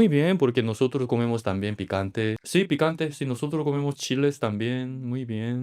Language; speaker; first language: Spanish; non-native, learner; Korean